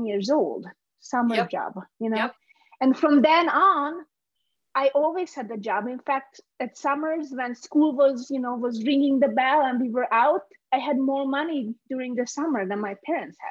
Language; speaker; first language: English; non-native, fluent; Hungarian